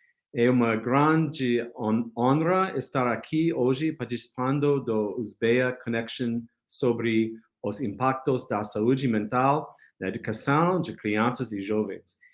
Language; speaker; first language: Portuguese; non-native, fluent; English